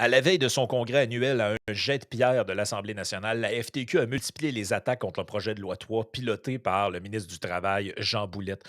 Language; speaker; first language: French; native; French